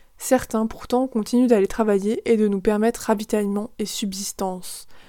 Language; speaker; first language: French; native; French